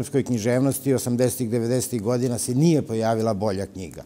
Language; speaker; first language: Serbian; native; Serbian